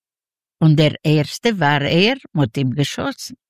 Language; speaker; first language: German; non-native, learner; Yiddish